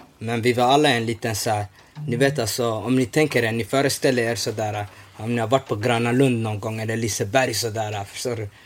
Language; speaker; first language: Swedish; early bilingual, other home language; Somali